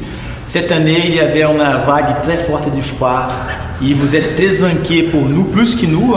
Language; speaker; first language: French; non-native, fluent; Portuguese